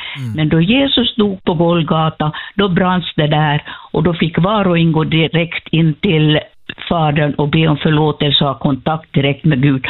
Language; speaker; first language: Swedish; native; Swedish